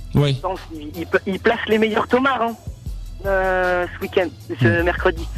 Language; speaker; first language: French; native; French